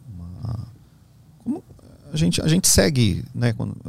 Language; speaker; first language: Portuguese; native; Portuguese